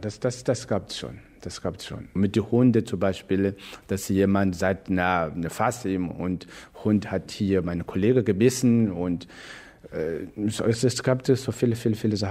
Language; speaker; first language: German; non-native, fluent; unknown